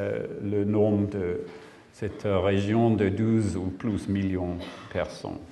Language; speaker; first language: French; non-native, learner; English